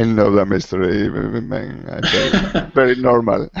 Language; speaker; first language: English; non-native, learner; Spanish